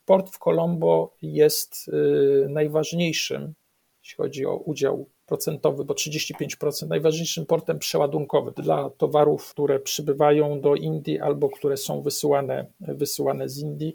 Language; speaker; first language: Polish; native; Polish